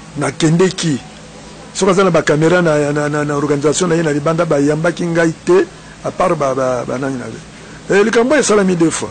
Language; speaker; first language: Lingala; native; Lingala